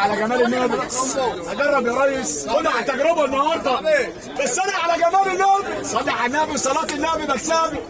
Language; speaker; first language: Arabic; native; Arabic